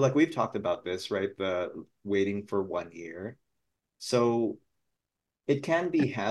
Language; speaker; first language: English; non-native, local second language; Filipino